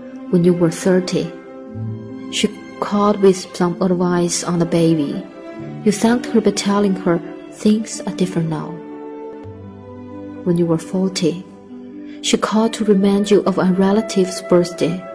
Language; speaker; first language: English; non-native, fluent; Chinese